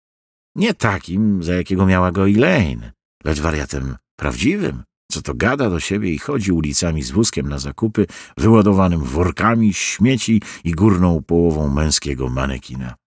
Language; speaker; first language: Polish; native; Polish